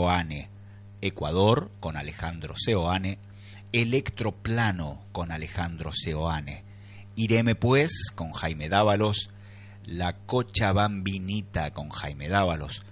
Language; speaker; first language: Spanish; native; Spanish